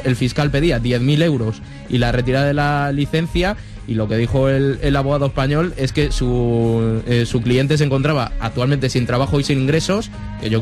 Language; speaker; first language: Spanish; native; Spanish